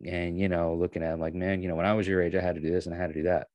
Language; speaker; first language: English; native; English